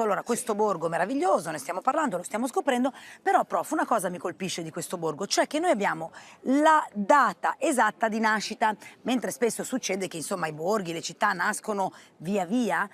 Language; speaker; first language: Italian; native; Italian